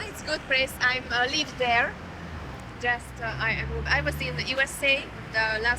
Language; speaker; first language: English; non-native, learner; Hungarian